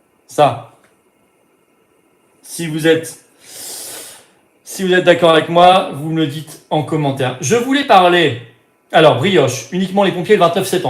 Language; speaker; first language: French; native; French